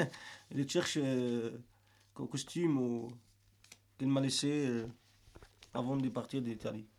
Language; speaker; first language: French; non-native, learner; Arabic